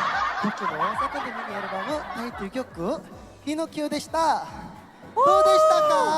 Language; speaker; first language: Japanese; non-native, learner; Korean